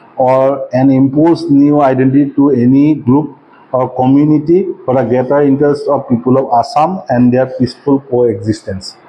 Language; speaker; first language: English; non-native, local second language; Assamese